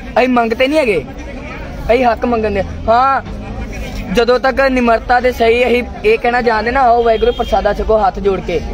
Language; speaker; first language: Punjabi; native; Punjabi